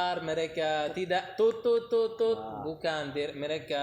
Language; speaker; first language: Indonesian; non-native, learner; Arabic